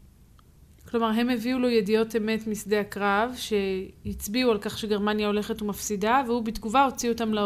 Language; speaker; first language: Hebrew; native; Hebrew